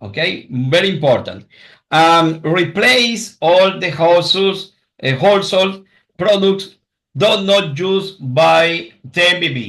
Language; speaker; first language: English; non-native, learner; Spanish